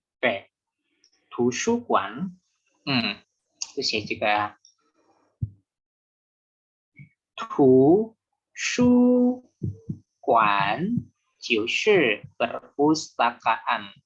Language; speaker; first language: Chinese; non-native, fluent; Indonesian